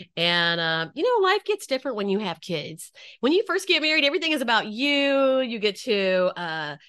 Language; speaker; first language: English; native; English